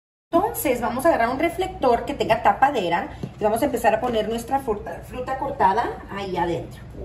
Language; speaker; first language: Spanish; early bilingual, heritage; Spanish